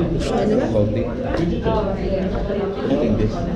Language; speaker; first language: English; non-native, local second language; Malay